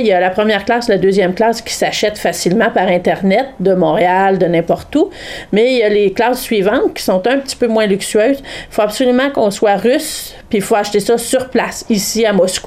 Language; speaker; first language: French; native; French